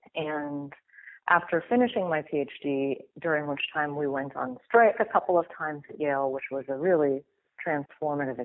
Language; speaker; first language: English; native; English